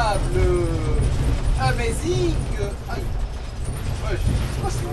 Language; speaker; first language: French; native; French